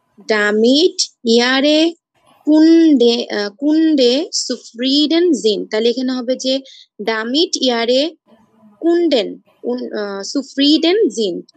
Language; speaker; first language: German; non-native, learner; Bangla